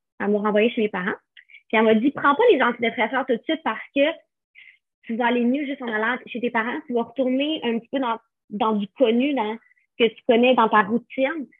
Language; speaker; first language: French; native; French